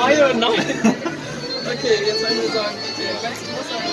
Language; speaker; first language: German; non-native, learner; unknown